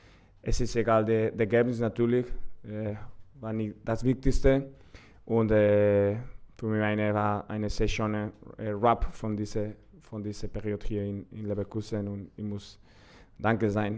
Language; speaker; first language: German; non-native, learner; Spanish